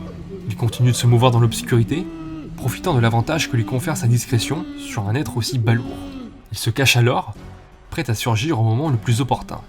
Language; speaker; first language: French; native; French